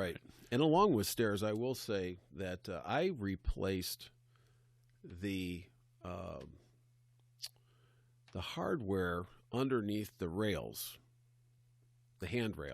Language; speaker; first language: English; native; English